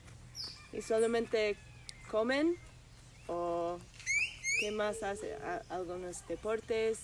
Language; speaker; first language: Spanish; non-native, learner; English